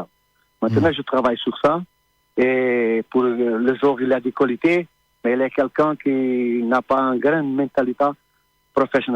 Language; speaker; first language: French; non-native, learner; Portuguese